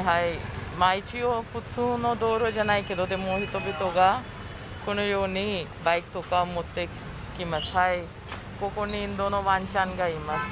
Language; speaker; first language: Japanese; non-native, fluent; Hindi